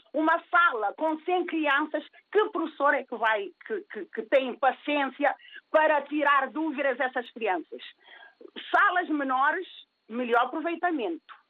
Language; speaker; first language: Portuguese; early bilingual, other home language; Kabuverdianu